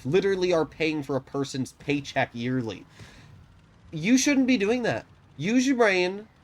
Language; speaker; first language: English; native; English